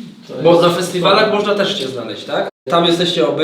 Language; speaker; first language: Polish; native; Polish